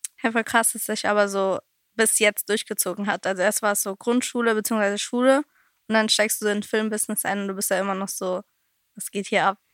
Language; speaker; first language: German; native; German